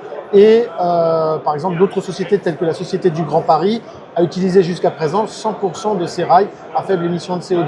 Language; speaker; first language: French; native; French